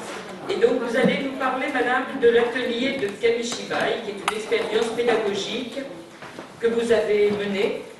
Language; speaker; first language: French; native; French